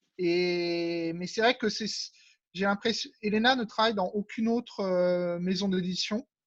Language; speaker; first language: French; native; French